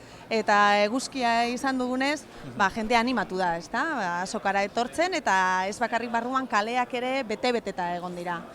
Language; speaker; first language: Basque; native; Basque